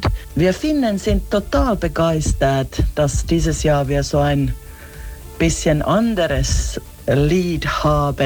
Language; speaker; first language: German; non-native, learner; Finnish